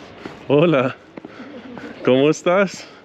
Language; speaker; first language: Spanish; non-native, learner; English